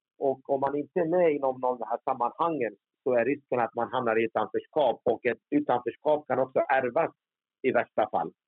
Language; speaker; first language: Swedish; early bilingual, other home language; Turoyo